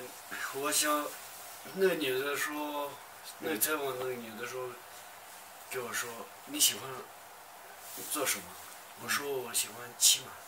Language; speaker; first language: Chinese; non-native, local second language; Tibetan